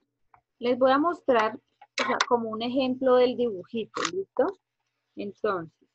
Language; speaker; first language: Spanish; native; Spanish